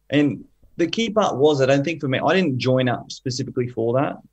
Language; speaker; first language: English; native; English